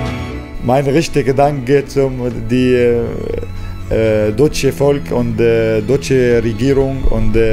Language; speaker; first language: German; non-native, learner; Arabic